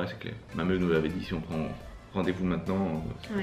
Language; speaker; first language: French; native; French